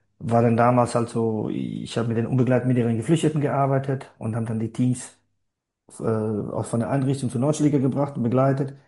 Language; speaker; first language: German; non-native, fluent; Bosnian